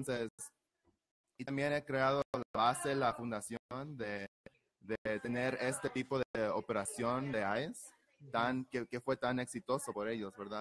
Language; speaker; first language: Spanish; early bilingual, heritage; Spanish